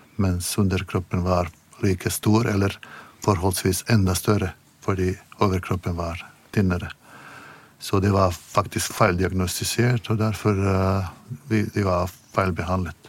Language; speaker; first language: Norwegian; non-native, fluent; Bosnian